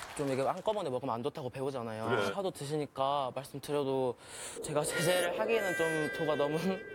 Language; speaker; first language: Korean; native; Korean